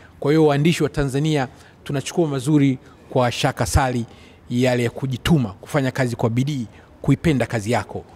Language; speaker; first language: Swahili; native; Swahili